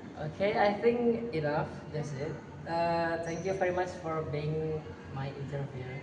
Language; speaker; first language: English; non-native, learner; Indonesian